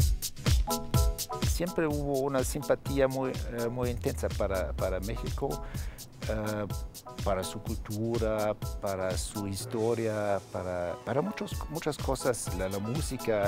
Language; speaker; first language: Spanish; non-native, fluent; German